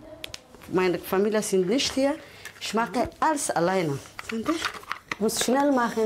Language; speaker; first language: German; non-native, learner; Somali